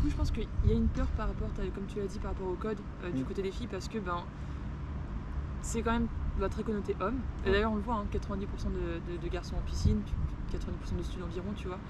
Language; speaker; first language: French; native; French